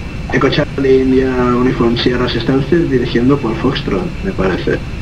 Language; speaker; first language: Spanish; native; Spanish